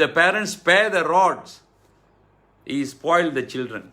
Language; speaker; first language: English; non-native, local second language; Tamil